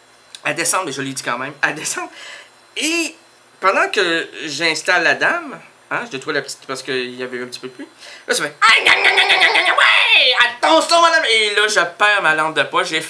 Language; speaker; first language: French; native; French